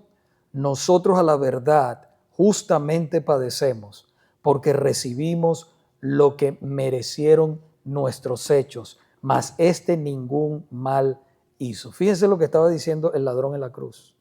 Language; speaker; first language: Spanish; native; Spanish